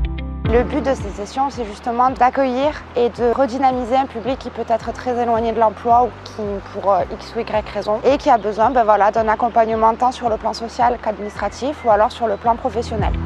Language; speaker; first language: French; native; French